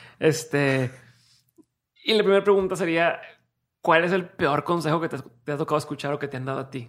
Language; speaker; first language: Spanish; native; Spanish